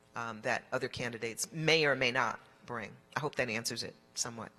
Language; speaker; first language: English; native; English